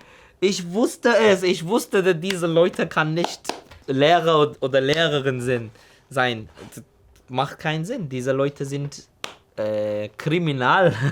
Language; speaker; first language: German; non-native, learner; Turkish